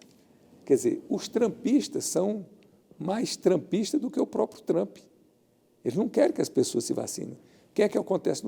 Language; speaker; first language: Portuguese; native; Portuguese